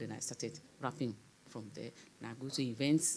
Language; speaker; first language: English; non-native, local second language; Yoruba